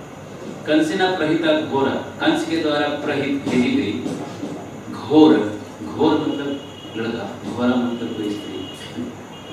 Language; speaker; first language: Hindi; native; Hindi